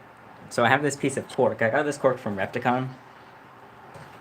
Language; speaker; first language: English; native; English